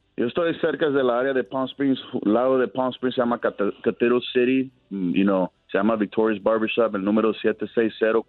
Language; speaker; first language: Spanish; early bilingual, heritage; Spanish